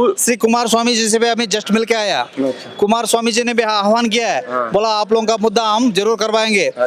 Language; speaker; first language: Hindi; non-native, local second language; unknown